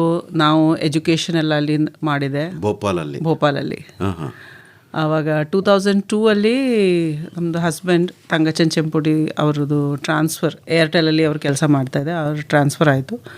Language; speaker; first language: Kannada; non-native, local second language; Malayalam